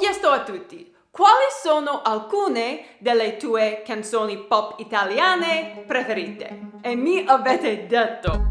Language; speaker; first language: Italian; non-native, learner; English